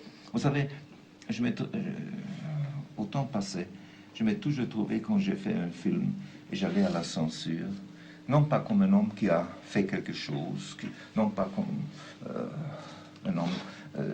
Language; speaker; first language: French; non-native, fluent; German